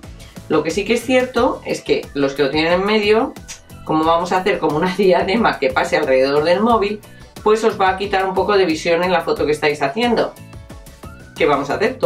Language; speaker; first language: Spanish; native; Spanish